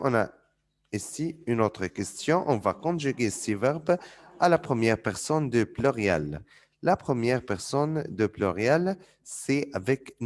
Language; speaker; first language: French; non-native, fluent; Arabic